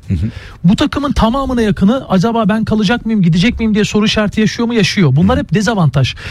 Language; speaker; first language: Turkish; native; Turkish